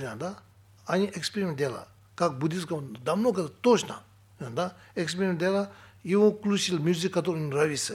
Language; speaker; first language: Russian; non-native, learner; Tibetan